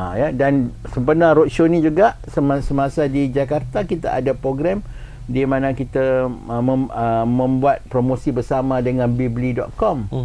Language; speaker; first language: Malay; native; Malay